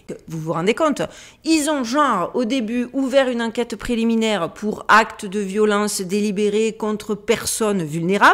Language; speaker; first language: French; native; French